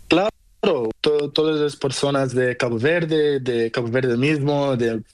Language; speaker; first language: Spanish; non-native, learner; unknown